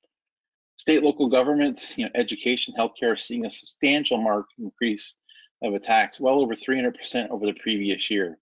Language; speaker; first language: English; native; English